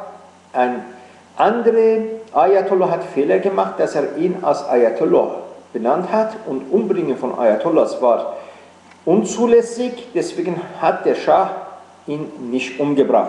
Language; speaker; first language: German; non-native, fluent; Persian